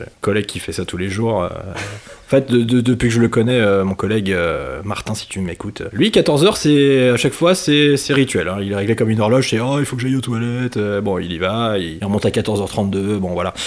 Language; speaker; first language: French; native; French